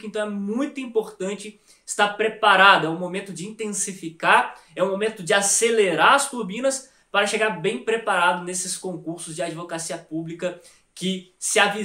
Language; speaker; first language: Portuguese; native; Portuguese